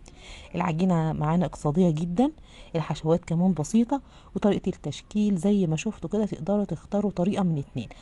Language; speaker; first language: Arabic; native; Arabic